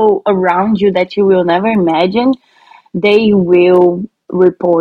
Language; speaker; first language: English; non-native, fluent; Portuguese